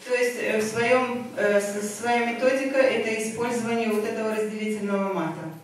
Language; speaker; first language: Russian; native; Russian